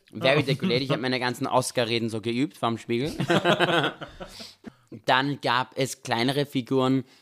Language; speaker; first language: German; native; German